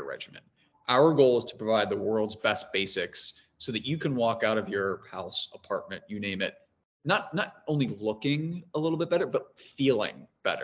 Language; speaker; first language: English; native; English